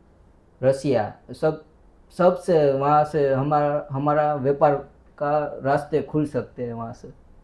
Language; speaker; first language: Hindi; non-native, local second language; Gujarati